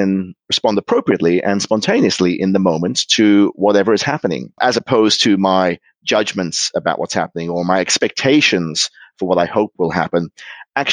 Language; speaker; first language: English; native; English